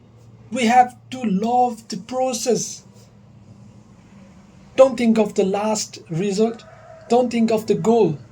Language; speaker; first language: English; non-native, local second language; Nepali